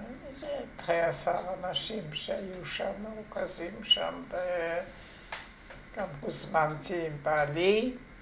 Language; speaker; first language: Hebrew; non-native, fluent; French